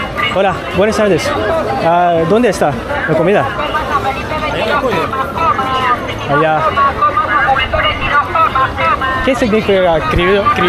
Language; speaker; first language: Spanish; non-native, learner; English